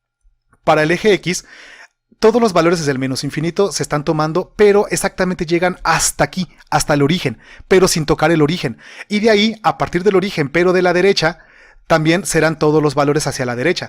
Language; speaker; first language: Spanish; native; Spanish